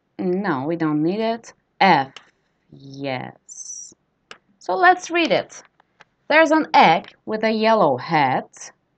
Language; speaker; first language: English; non-native, fluent; Turkish